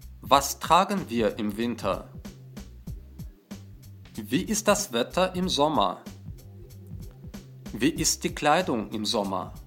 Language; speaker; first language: German; non-native, fluent; Russian